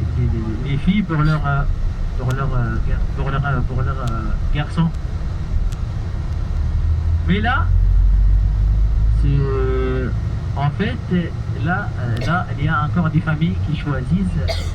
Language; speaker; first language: French; non-native, learner; Arabic